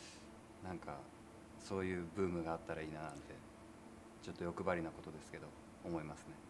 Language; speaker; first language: Japanese; native; Japanese